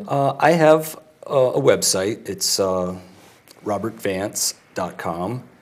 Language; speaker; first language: English; native; English